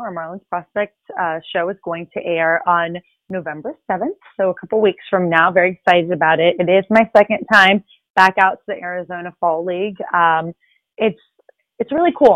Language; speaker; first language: English; early bilingual, other home language; Spanish